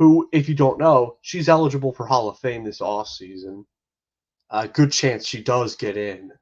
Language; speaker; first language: English; native; English